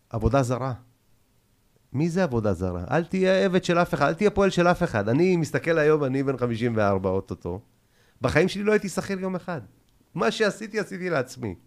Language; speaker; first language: Hebrew; early bilingual, other home language; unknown